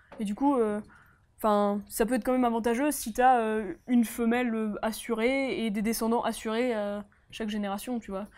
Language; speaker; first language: French; native; French